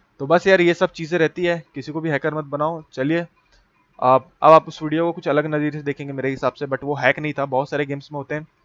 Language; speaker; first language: Hindi; native; Hindi